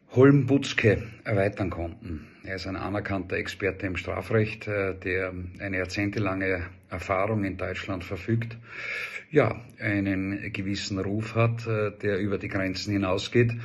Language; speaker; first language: German; native; German